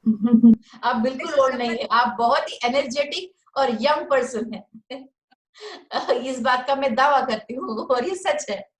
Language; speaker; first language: Hindi; native; Hindi